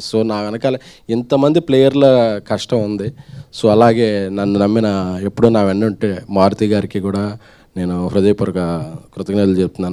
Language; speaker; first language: Telugu; native; Telugu